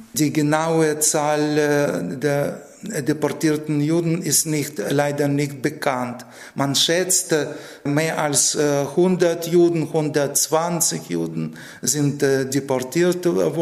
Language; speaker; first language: German; non-native, fluent; Russian